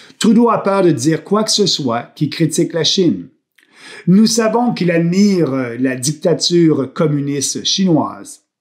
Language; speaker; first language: French; native; French